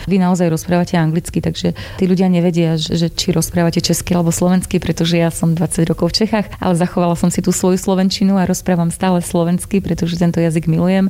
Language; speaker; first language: Slovak; native; Slovak